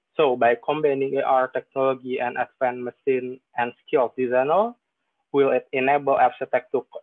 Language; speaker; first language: English; non-native, fluent; Indonesian